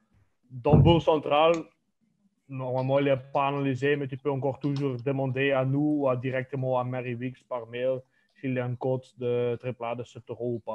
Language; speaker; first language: French; non-native, local second language; Dutch